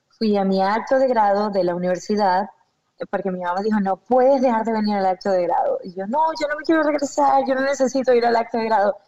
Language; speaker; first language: Spanish; native; Spanish